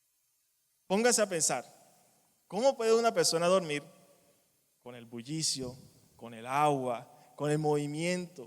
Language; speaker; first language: Spanish; native; Spanish